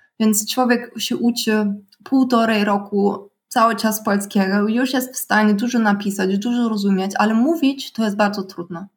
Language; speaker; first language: Polish; non-native, fluent; German